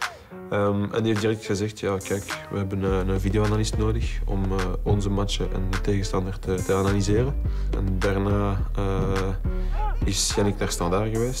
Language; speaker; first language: Dutch; non-native, local second language; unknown